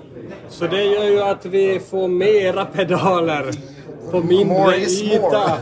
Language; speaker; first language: Swedish; native; Swedish